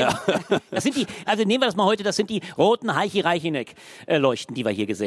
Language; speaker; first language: German; native; German